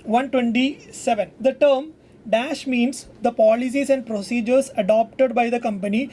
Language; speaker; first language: English; non-native, local second language; Malayalam